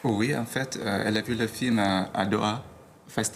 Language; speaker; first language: French; non-native, learner; Vietnamese